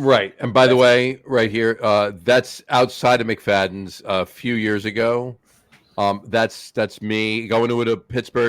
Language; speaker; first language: English; native; English